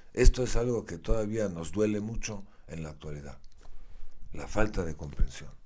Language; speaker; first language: Spanish; non-native, fluent; Slovenian